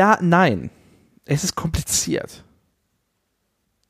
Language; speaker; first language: German; native; German